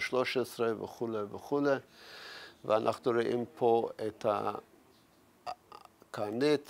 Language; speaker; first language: Hebrew; non-native, fluent; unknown